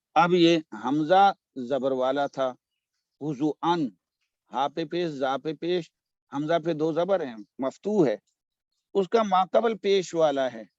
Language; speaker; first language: Urdu; native; Urdu